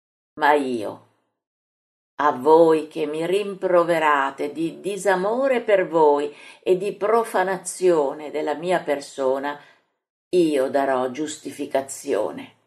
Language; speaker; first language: Italian; native; Italian